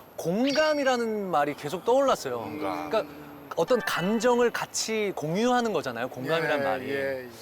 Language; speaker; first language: Korean; native; Korean